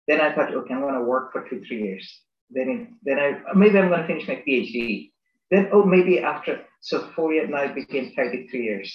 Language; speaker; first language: English; non-native, local second language; Bangla